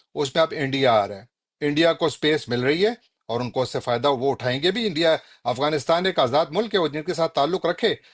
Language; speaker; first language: Urdu; non-native, local second language; Pashto